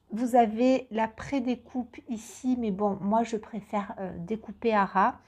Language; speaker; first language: French; native; French